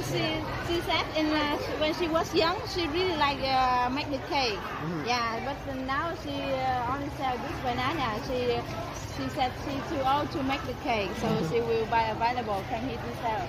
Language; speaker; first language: English; non-native, learner; Vietnamese